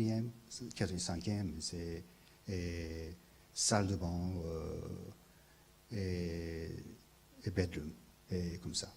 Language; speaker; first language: French; non-native, learner; Japanese